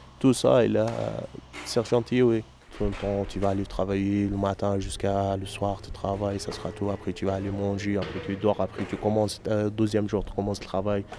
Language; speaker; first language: French; non-native, learner; Arabic